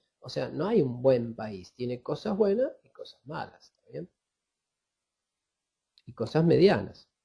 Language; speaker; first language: Spanish; native; Spanish